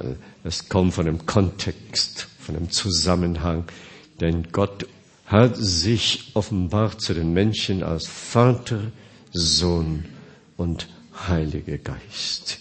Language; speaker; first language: German; non-native, fluent; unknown